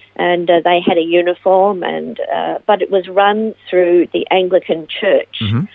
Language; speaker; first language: English; native; English